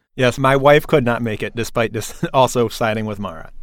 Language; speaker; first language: English; native; English